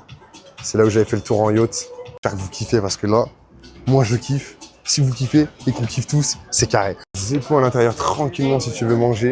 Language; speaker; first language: French; native; French